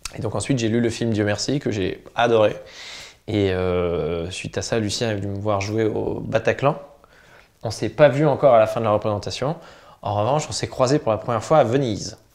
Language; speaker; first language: French; native; French